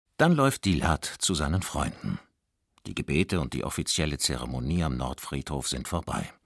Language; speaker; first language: German; native; German